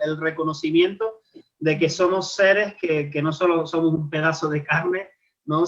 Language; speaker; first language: Spanish; native; Spanish